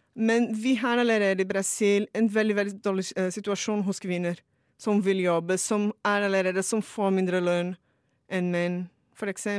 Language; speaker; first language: Norwegian; non-native, fluent; Portuguese